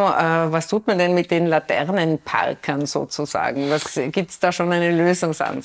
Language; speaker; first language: German; native; German